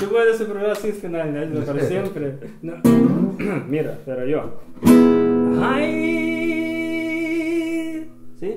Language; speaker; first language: Spanish; non-native, learner; Russian